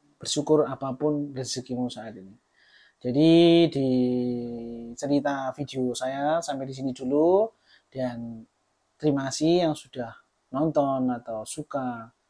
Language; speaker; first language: Indonesian; non-native, local second language; Javanese